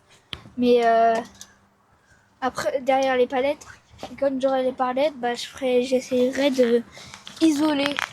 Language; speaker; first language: French; native; French